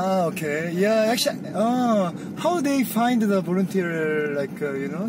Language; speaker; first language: English; non-native, learner; Korean